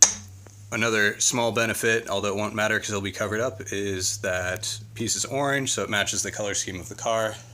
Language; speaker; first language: English; native; English